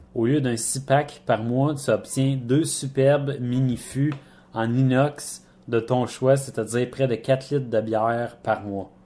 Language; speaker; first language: French; native; French